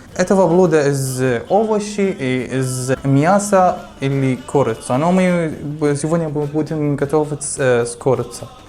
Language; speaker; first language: Russian; non-native, learner; Arabic